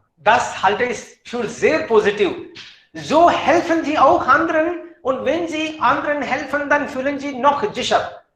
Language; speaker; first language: German; non-native, fluent; Hindi